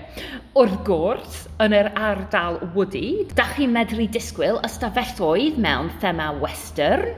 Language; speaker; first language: Welsh; non-native, learner; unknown